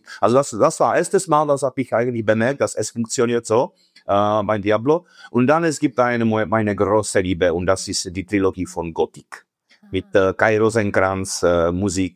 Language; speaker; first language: German; non-native, fluent; Czech